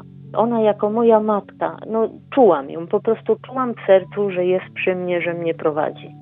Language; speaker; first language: Polish; native; Polish